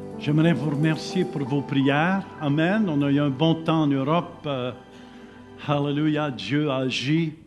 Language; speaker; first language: French; native; French